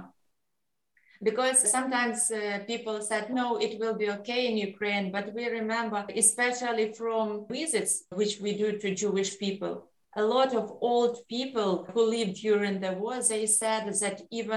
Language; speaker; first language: English; non-native, learner; Ukrainian